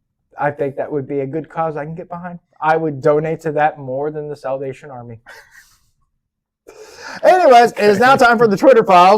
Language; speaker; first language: English; native; English